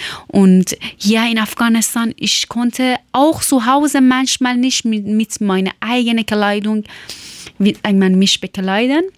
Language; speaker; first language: German; non-native, learner; Persian